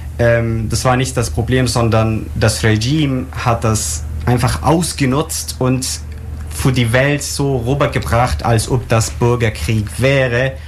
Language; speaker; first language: German; non-native, fluent; Arabic